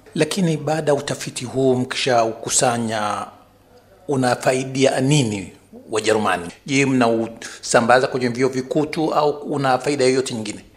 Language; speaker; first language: Swahili; native; Swahili